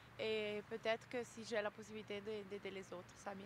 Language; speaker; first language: French; non-native, local second language; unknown